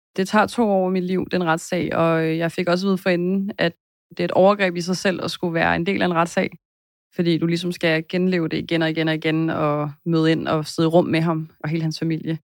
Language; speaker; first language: Danish; native; Danish